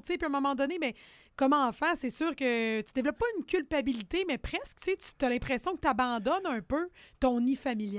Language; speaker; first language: French; native; French